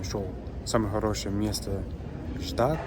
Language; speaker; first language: Russian; non-native, learner; English